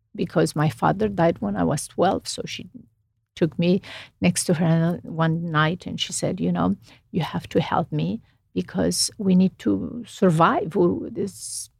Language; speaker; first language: English; non-native, fluent; Romanian